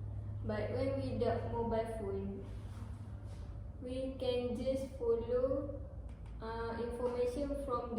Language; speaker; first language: English; non-native, learner; Malay